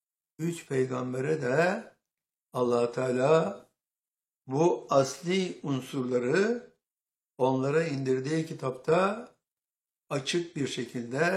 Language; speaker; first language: Turkish; native; Turkish